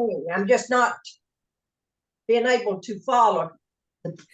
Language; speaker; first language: English; native; English